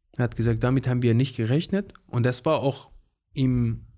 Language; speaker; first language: German; non-native, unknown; Persian